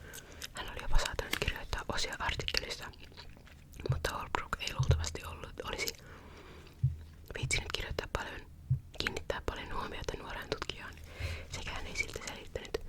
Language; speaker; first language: Finnish; native; Finnish